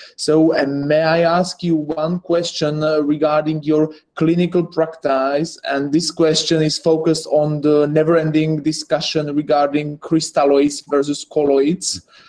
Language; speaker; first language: English; non-native, fluent; Czech